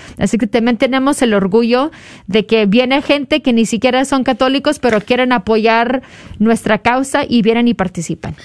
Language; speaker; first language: Spanish; early bilingual, heritage; Spanish